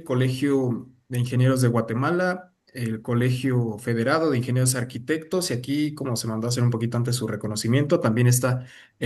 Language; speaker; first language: Spanish; native; Spanish